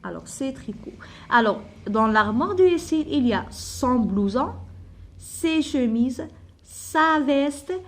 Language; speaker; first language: French; non-native, local second language; Arabic